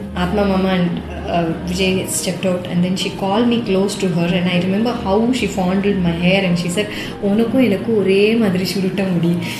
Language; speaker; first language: English; non-native, local second language; Tamil